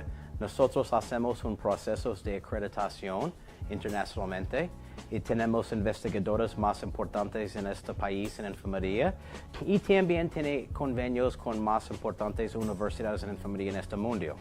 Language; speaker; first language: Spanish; non-native, learner; English